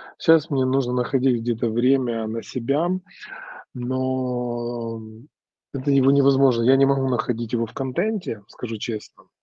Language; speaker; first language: Russian; native; Russian